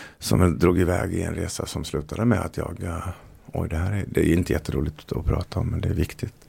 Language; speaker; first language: Swedish; native; Swedish